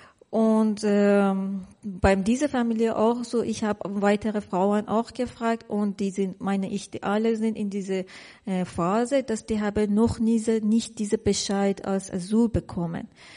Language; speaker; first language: German; non-native, learner; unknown